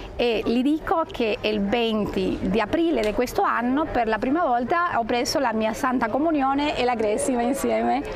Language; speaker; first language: Italian; non-native, fluent; Spanish